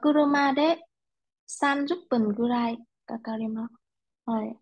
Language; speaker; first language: Japanese; non-native, learner; Vietnamese